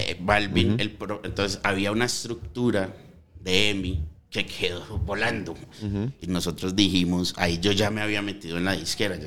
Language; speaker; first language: Spanish; early bilingual, heritage; Spanish